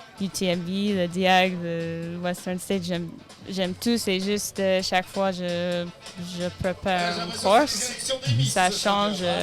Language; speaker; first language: French; non-native, learner; English